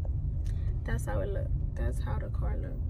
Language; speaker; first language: English; native; English